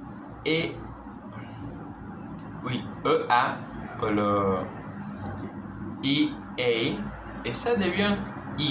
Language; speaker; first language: French; non-native, learner; Spanish